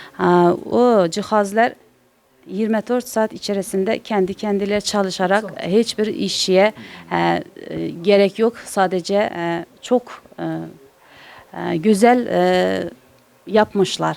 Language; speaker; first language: Turkish; non-native, learner; Uzbek